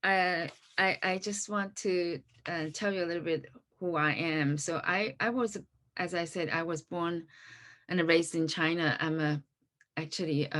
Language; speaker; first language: English; non-native, fluent; Chinese